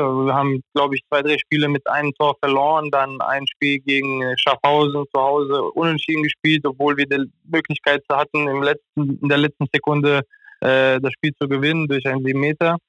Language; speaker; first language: German; non-native, fluent; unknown